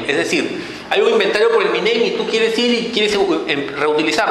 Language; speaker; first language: Spanish; native; Spanish